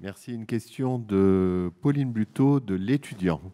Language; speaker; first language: French; native; French